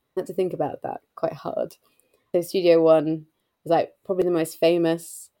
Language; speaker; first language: English; native; English